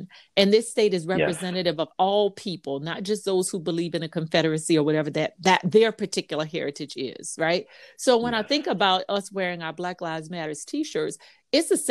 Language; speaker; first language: English; native; English